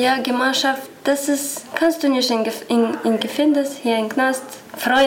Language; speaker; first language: German; non-native, learner; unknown